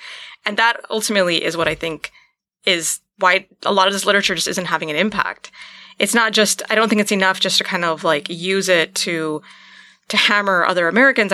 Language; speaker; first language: English; native; English